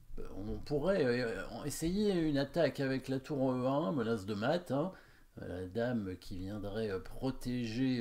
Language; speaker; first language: French; native; French